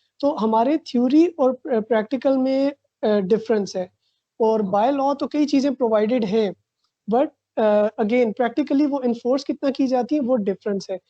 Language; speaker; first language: Urdu; non-native, local second language; Punjabi